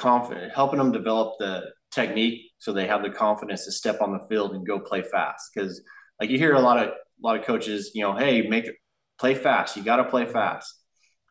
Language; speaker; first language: English; native; English